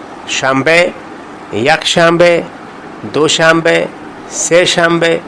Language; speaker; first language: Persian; non-native, fluent; Urdu